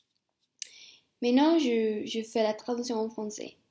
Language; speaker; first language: French; non-native, fluent; Spanish